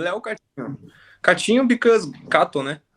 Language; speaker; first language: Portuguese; non-native, fluent; Japanese